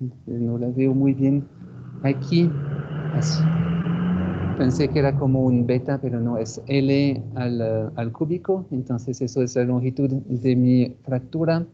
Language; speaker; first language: Spanish; non-native, fluent; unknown